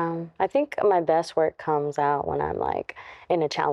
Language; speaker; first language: English; native; English